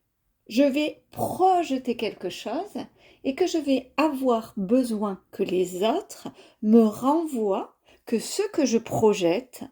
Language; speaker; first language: French; native; French